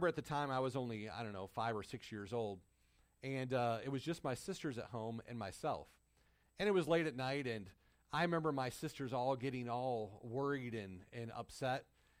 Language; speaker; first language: English; native; English